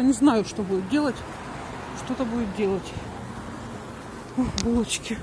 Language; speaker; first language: Russian; native; Russian